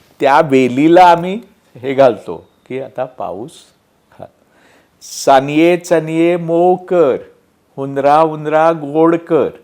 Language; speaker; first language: Marathi; non-native, local second language; Konkani